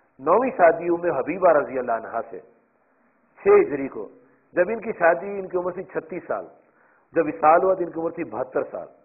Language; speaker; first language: Urdu; non-native, local second language; Punjabi